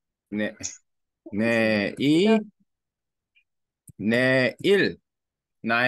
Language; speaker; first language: Vietnamese; non-native, learner; Korean